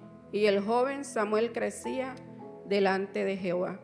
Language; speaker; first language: Spanish; native; Spanish